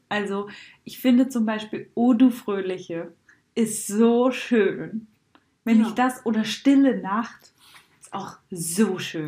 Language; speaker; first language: German; native; German